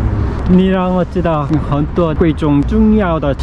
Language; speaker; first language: Chinese; non-native, learner; Korean